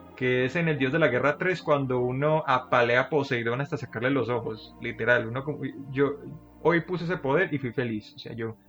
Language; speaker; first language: Spanish; native; Spanish